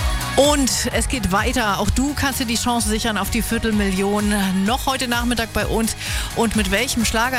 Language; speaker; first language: German; native; German